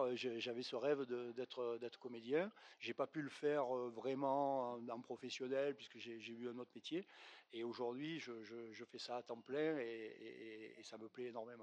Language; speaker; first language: French; native; French